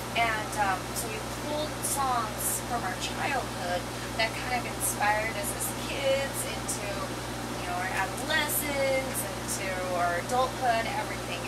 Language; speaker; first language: English; native; English